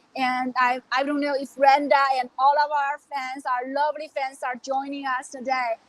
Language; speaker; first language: English; non-native, fluent; Chinese